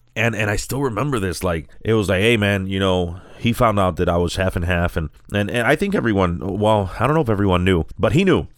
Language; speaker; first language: English; native; English